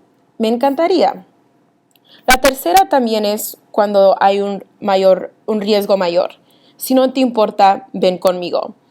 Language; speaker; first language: Spanish; early bilingual, heritage; Spanish